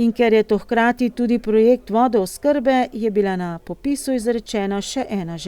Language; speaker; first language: Slovenian; native; Slovenian